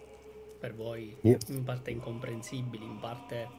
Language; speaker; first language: Italian; native; Italian